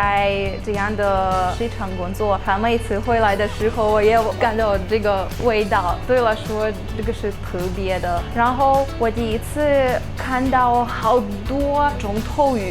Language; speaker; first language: Chinese; non-native, fluent; Russian